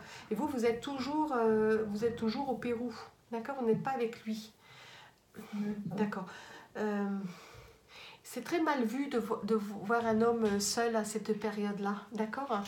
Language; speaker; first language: French; native; French